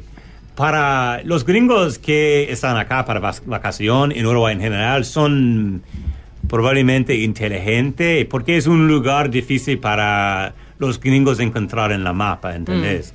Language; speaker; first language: Spanish; non-native, learner; English